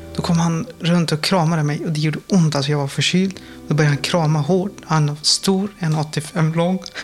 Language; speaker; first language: Swedish; non-native, fluent; Persian